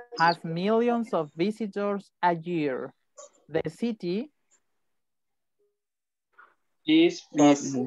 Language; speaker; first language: English; non-native, fluent; Spanish